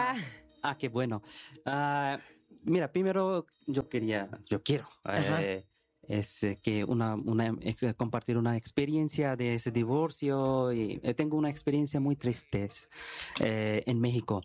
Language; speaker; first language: Spanish; non-native, learner; Bangla